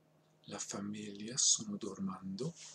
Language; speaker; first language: Italian; non-native, learner; English